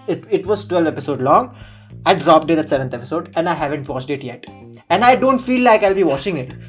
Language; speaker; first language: English; non-native, local second language; Hindi